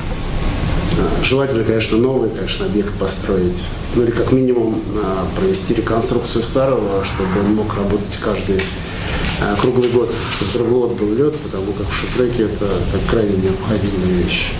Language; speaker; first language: Russian; native; Russian